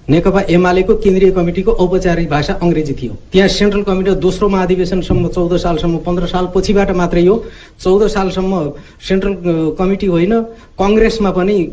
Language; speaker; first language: Nepali; non-native, local second language; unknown